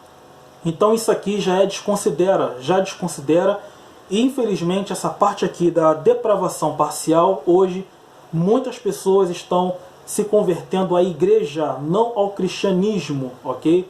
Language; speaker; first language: Portuguese; native; Portuguese